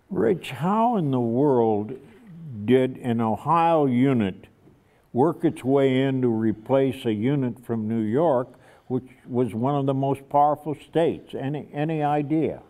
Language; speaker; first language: English; native; English